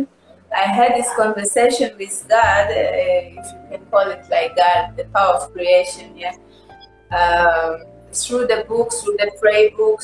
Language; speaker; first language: English; non-native, learner; Hebrew